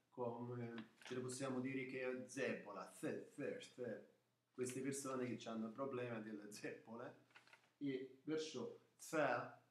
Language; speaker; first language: Italian; non-native, fluent; Arabic